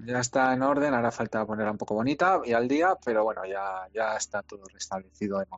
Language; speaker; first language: Spanish; native; Spanish